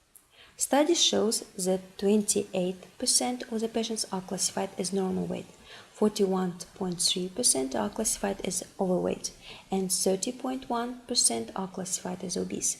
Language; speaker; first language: English; non-native, fluent; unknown